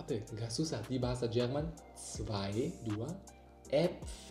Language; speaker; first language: Indonesian; non-native, learner; German